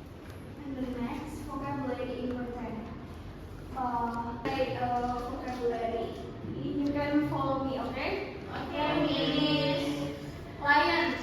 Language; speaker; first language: English; non-native, learner; Indonesian